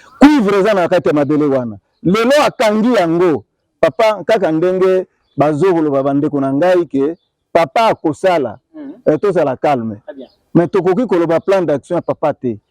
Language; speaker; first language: Lingala; non-native, local second language; Kongo